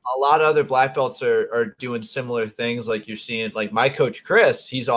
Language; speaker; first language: English; native; English